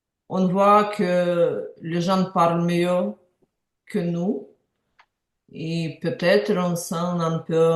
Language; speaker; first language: French; non-native, learner; Ukrainian